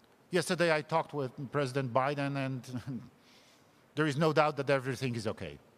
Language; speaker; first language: English; non-native, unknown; Polish